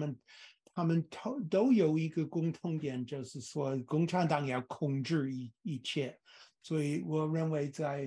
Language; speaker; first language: Chinese; non-native, fluent; English